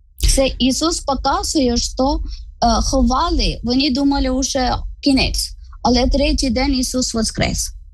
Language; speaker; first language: Ukrainian; non-native, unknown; Malayalam